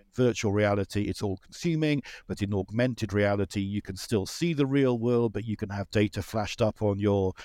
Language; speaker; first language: English; native; English